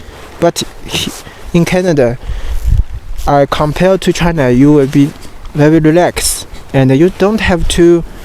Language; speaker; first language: English; non-native, learner; Chinese